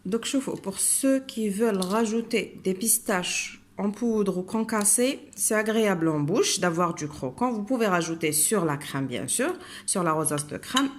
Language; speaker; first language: French; non-native, local second language; Arabic